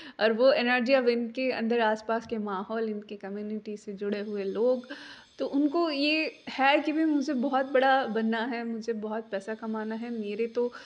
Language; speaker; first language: Hindi; non-native, local second language; Marathi